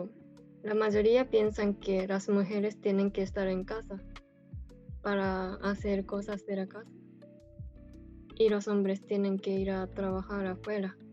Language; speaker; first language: Spanish; non-native, fluent; Japanese